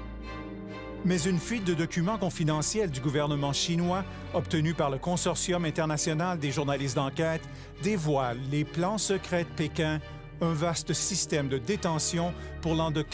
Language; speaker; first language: French; native; French